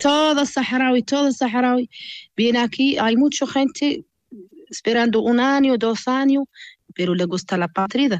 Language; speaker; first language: Spanish; non-native, learner; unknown